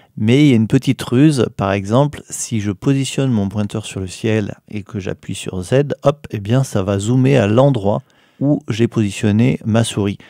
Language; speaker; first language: French; native; French